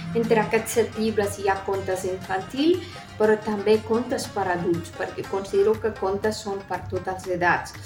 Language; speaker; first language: Catalan; non-native, fluent; Persian